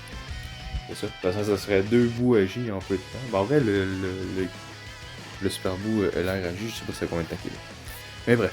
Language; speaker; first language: French; native; French